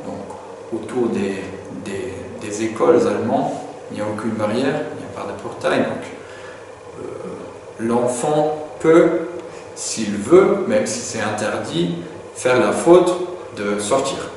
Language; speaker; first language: French; non-native, fluent; German